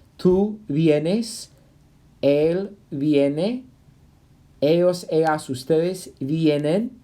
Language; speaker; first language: Spanish; non-native, fluent; English